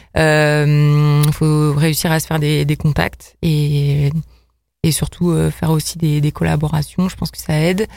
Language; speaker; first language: French; native; French